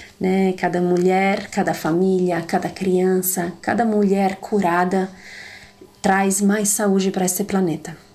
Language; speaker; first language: Portuguese; non-native, fluent; Italian